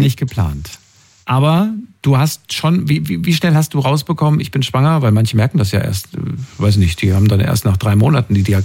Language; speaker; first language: German; native; German